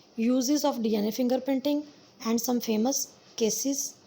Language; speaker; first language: English; non-native, local second language; Punjabi